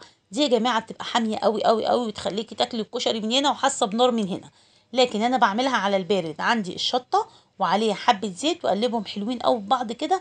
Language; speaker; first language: Arabic; native; Arabic